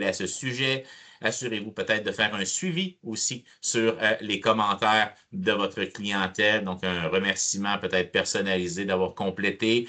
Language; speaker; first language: French; native; French